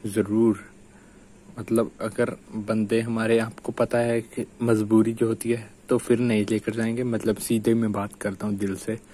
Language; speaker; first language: Hindi; non-native, local second language; Punjabi